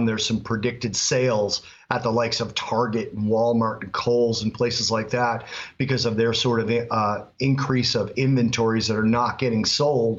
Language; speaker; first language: English; native; English